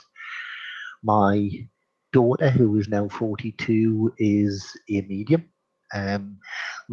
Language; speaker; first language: English; native; English